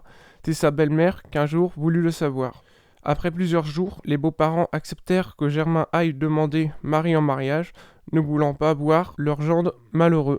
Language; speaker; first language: French; native; French